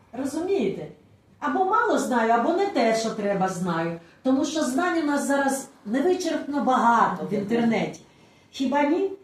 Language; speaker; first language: Ukrainian; non-native, local second language; Russian